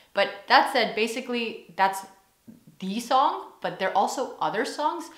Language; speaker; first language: English; native; English